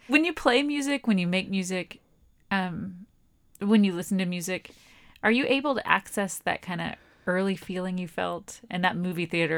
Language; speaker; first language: English; native; English